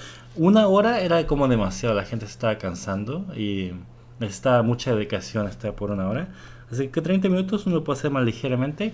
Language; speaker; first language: Spanish; non-native, fluent; Korean